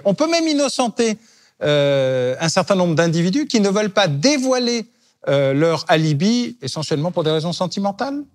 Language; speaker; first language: French; native; French